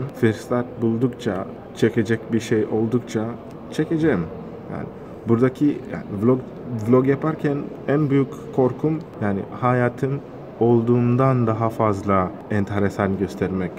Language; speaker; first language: Turkish; non-native, fluent; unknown